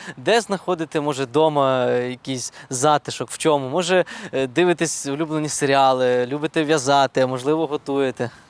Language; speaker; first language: Ukrainian; native; Ukrainian